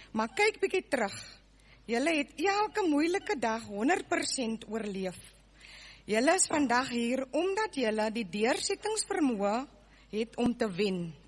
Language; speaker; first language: Afrikaans; native; Afrikaans